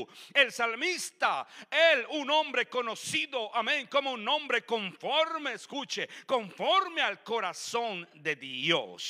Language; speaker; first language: Spanish; native; Spanish